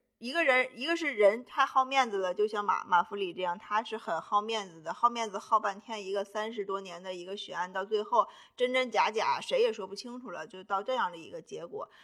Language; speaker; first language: Chinese; native; Chinese